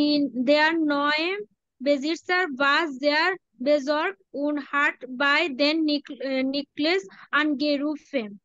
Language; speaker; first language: German; non-native, learner; Bangla